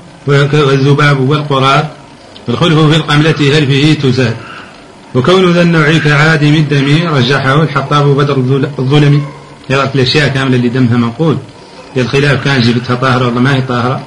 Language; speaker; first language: Arabic; native; Arabic